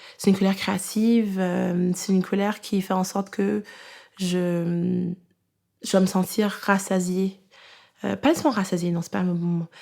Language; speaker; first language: French; native; French